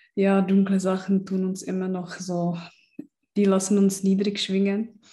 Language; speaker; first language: German; early bilingual, other home language; Czech